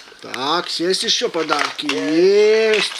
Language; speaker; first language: Russian; early bilingual, heritage; Russian